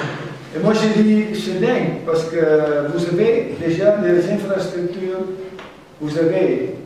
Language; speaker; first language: French; non-native, fluent; German